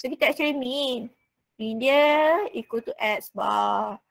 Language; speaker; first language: English; non-native, local second language; Malay